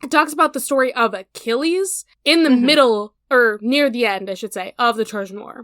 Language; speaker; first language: English; native; English